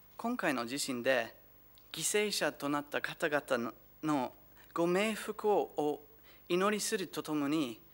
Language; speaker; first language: Japanese; non-native, fluent; English